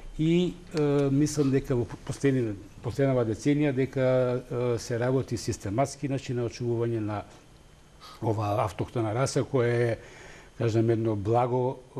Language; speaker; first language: Macedonian; native; Macedonian